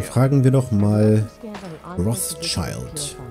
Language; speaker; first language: German; native; German